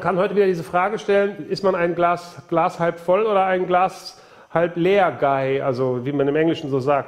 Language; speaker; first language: German; native; German